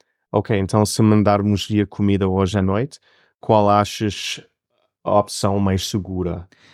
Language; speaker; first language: Portuguese; non-native, fluent; English